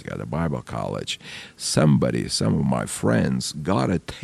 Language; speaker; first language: English; non-native, fluent; Russian